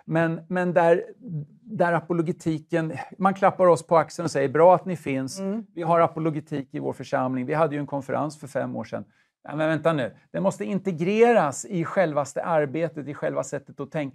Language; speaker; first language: Swedish; native; Swedish